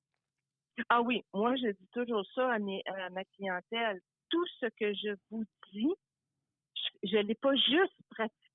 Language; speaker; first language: French; native; French